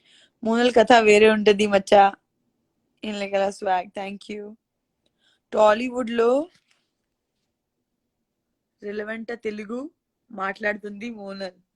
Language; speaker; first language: Telugu; non-native, learner; Gujarati